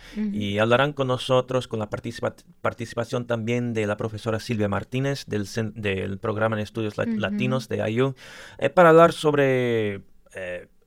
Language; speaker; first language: Spanish; early bilingual, other home language; English